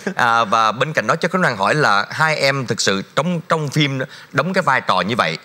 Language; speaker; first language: Vietnamese; native; Vietnamese